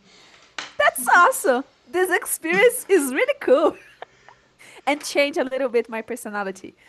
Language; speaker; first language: English; non-native, learner; Portuguese